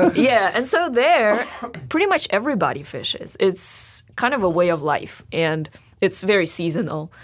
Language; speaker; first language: English; non-native, fluent; Russian